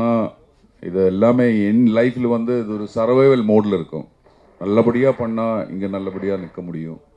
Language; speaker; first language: Tamil; non-native, learner; Malayalam